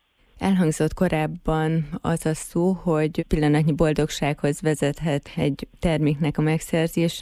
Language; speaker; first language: Hungarian; native; Hungarian